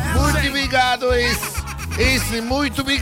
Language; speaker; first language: Portuguese; non-native, learner; Spanish